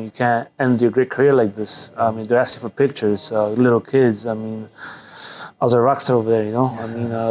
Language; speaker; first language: English; native; English